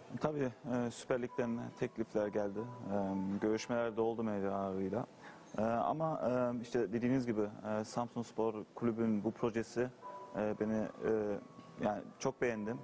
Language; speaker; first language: Turkish; early bilingual, heritage; Turkish